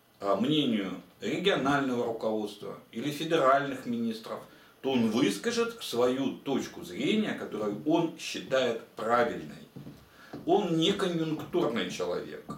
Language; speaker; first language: Russian; native; Russian